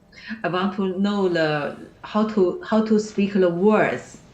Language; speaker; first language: English; non-native, learner; Chinese